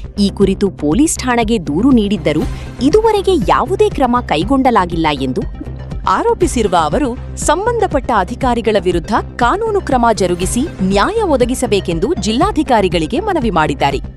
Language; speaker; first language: Kannada; native; Kannada